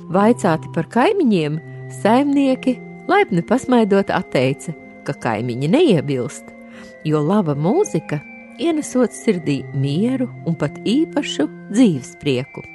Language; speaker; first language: Latvian; native; Latvian